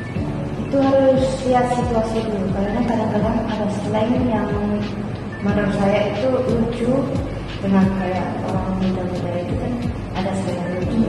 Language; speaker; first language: Indonesian; non-native, local second language; Min Nan Chinese